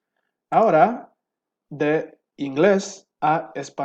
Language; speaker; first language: Spanish; non-native, fluent; English